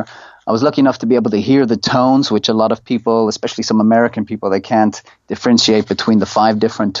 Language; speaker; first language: English; native; English